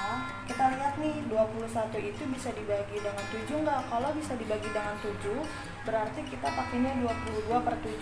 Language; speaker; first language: Indonesian; native; Indonesian